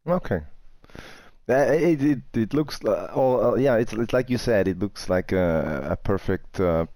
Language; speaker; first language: English; non-native, fluent; German